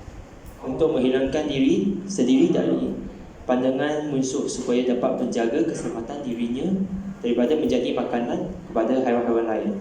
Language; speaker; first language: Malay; non-native, local second language; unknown